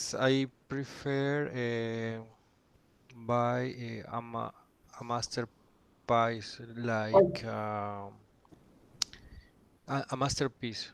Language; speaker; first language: English; non-native, learner; Spanish